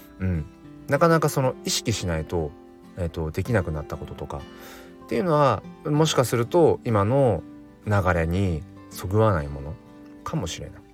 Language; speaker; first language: Japanese; native; Japanese